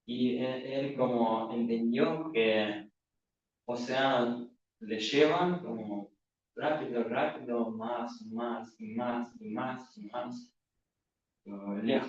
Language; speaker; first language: Spanish; non-native, learner; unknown